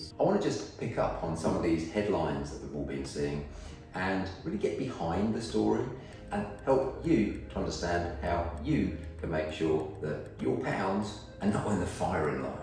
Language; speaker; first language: English; native; English